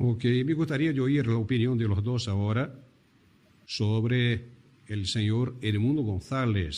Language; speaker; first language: Spanish; non-native, fluent; Portuguese